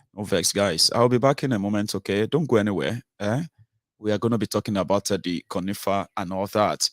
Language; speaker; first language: English; non-native, local second language; Yoruba